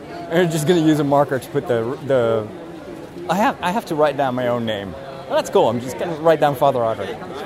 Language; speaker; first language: English; non-native, fluent; Dutch